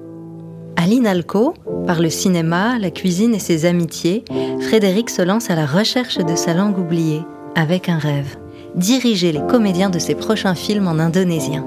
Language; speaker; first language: French; native; French